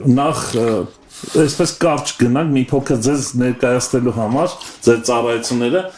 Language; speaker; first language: Armenian; native; Armenian